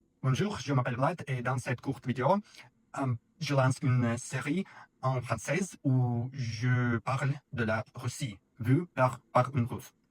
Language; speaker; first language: French; non-native, learner; Russian